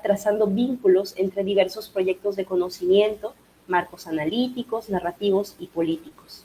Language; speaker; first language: Spanish; native; Spanish